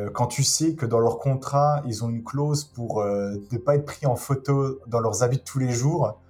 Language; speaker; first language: French; native; French